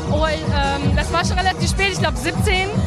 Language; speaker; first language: German; native; German